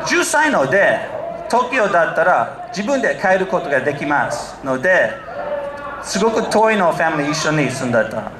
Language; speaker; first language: Japanese; non-native, learner; English